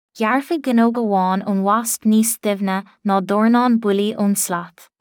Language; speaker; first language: Irish; non-native, local second language; English